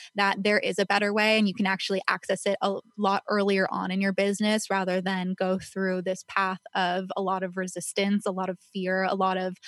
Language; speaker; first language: English; native; English